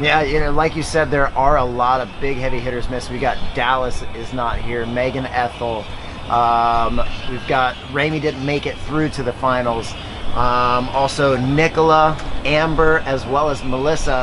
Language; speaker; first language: English; native; English